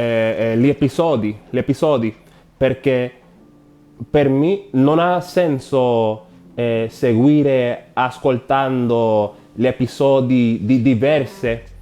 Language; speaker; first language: Italian; non-native, learner; Spanish